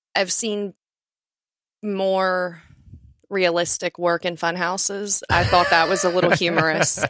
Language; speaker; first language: English; native; English